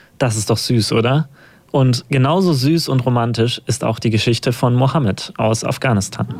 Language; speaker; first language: German; native; German